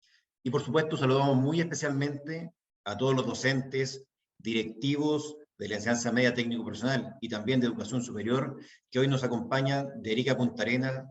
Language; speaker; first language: Spanish; native; Spanish